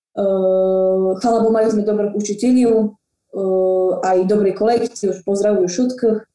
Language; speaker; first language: Slovak; non-native, local second language; Rusyn